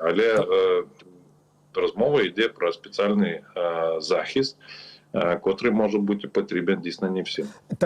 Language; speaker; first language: Ukrainian; non-native, learner; Lithuanian